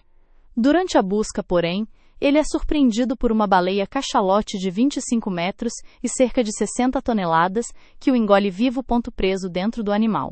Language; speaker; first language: Portuguese; native; Portuguese